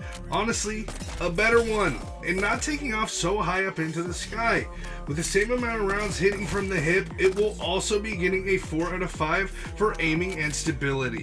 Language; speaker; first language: English; native; English